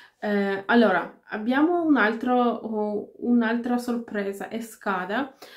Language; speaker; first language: Italian; non-native, fluent; Finnish